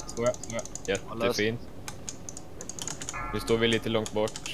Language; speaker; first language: Swedish; native; Swedish